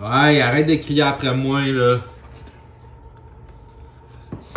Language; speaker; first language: French; native; French